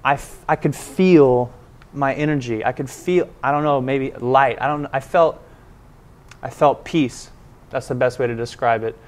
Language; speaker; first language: English; native; English